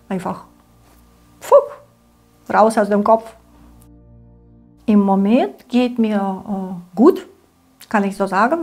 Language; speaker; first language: German; non-native, learner; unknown